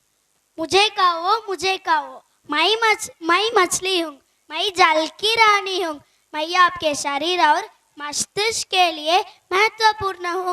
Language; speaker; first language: Hindi; non-native, local second language; Tamil